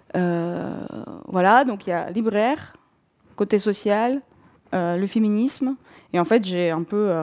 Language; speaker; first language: French; non-native, fluent; Russian